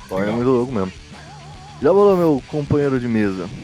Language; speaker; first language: Portuguese; native; Portuguese